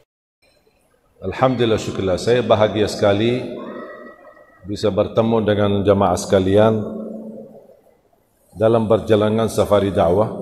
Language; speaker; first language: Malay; non-native, fluent; Arabic